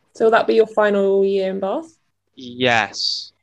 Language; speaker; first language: English; native; English